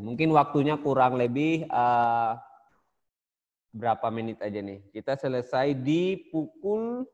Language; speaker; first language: Indonesian; native; Indonesian